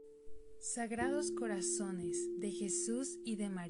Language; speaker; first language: Spanish; native; Spanish